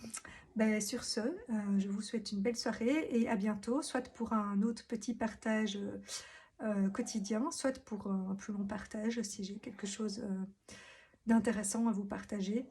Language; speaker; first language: French; native; French